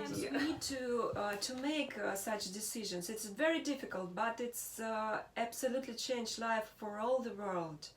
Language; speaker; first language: English; non-native, learner; Russian